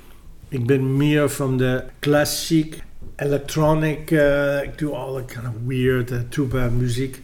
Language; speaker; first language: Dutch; non-native, fluent; English